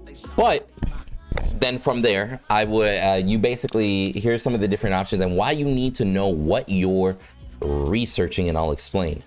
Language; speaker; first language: English; native; English